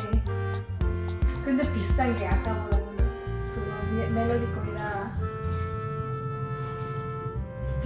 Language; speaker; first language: Korean; non-native, learner; Spanish